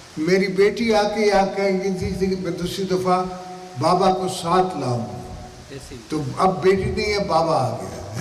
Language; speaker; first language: Urdu; non-native, local second language; Saraiki